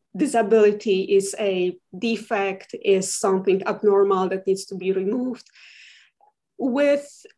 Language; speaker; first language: English; non-native, fluent; Polish